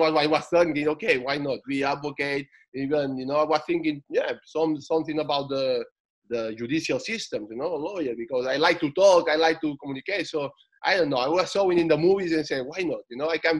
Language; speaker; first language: English; non-native, fluent; Spanish